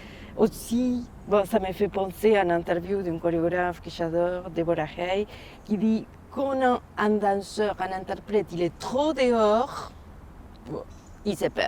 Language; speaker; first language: French; non-native, fluent; Spanish